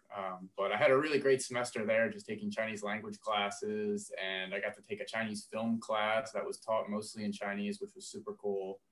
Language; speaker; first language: English; native; English